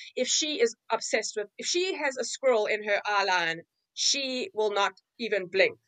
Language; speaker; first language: English; native; English